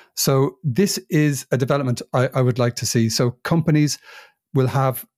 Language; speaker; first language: English; native; English